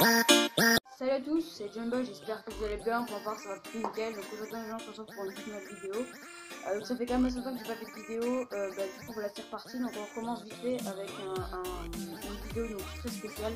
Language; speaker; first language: French; native; French